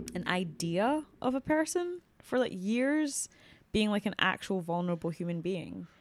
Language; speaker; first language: English; native; English